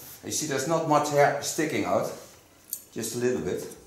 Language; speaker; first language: English; non-native, fluent; Dutch